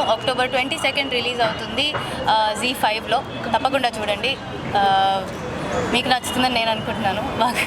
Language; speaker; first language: Telugu; native; Telugu